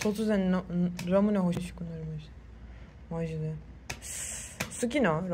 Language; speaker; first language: Japanese; non-native, fluent; Turkish